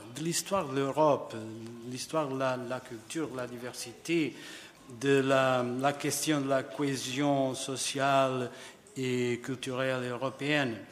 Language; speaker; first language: French; non-native, fluent; Portuguese